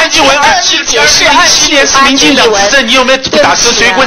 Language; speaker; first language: Chinese; native; Chinese